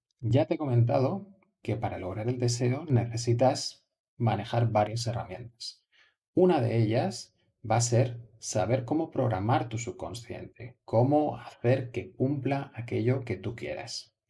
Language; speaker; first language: Spanish; native; Spanish